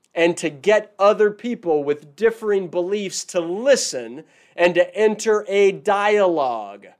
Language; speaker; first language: English; native; English